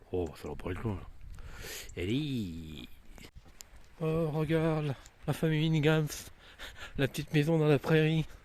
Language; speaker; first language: French; native; French